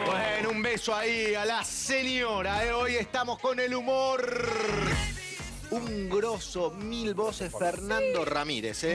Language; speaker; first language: Spanish; native; Spanish